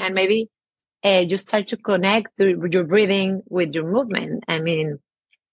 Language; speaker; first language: English; non-native, fluent; Spanish